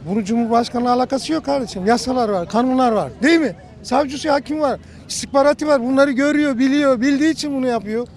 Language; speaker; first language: Turkish; non-native, local second language; Kurdish